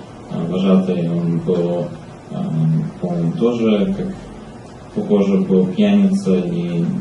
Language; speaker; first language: Russian; early bilingual, heritage; Russian